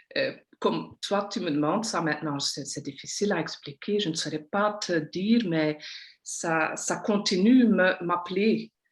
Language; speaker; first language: French; non-native, local second language; Dutch